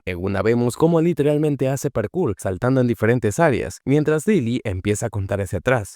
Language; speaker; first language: Spanish; native; Spanish